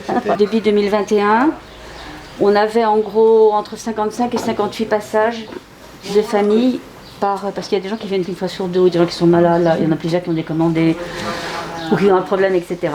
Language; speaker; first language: French; native; French